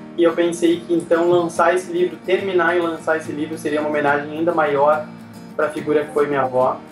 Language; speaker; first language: Portuguese; native; Portuguese